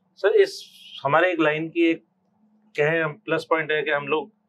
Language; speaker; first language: Hindi; native; Hindi